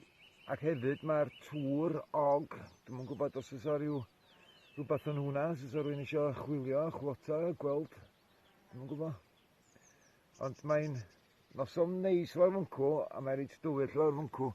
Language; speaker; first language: Welsh; native; Welsh